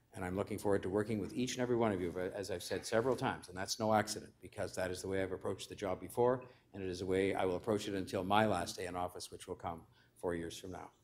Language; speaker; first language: English; native; English